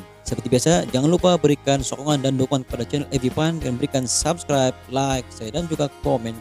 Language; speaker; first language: Malay; native; Malay